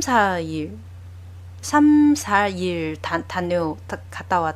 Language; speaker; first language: Korean; non-native, learner; Chinese